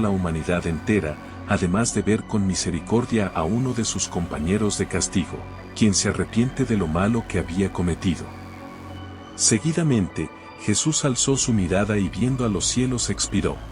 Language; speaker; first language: Spanish; native; Spanish